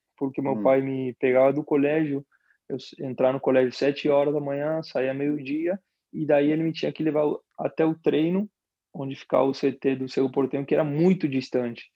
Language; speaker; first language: Portuguese; non-native, fluent; Spanish